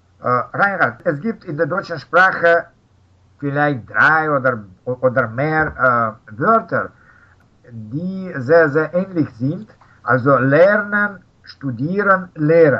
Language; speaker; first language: German; non-native, fluent; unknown